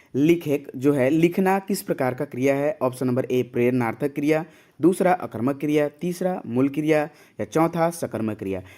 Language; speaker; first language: Hindi; native; Hindi